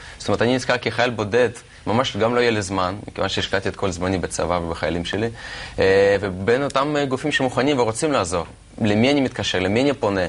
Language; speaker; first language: Hebrew; non-native, fluent; Russian